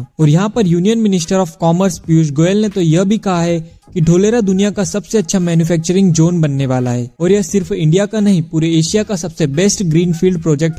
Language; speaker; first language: Hindi; native; Hindi